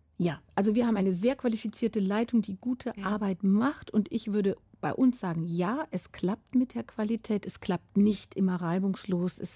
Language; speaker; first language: German; native; German